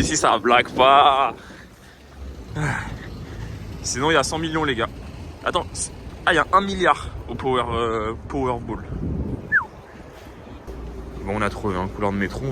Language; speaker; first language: French; native; French